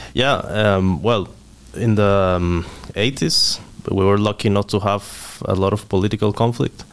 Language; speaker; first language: Norwegian; non-native, learner; Spanish